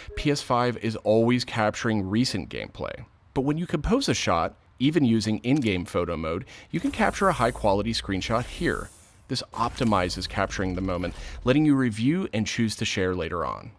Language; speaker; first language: English; native; English